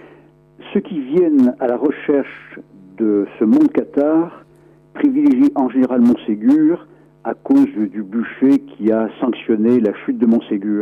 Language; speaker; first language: French; native; French